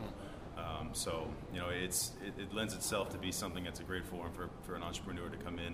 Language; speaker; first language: English; native; English